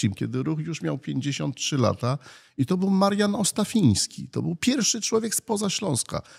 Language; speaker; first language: Polish; native; Polish